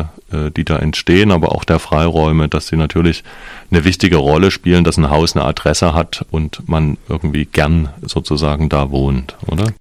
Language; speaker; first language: German; native; German